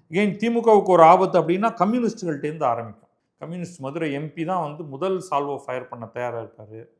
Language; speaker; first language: Tamil; native; Tamil